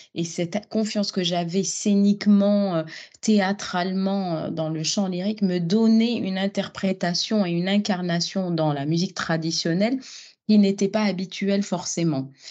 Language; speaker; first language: French; non-native, local second language; Arabic